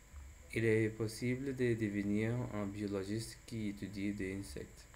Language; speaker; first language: French; non-native, learner; English